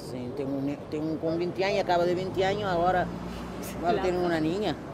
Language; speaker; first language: Spanish; non-native, fluent; Kabuverdianu